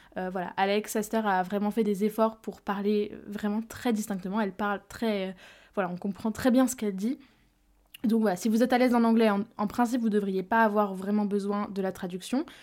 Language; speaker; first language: French; native; French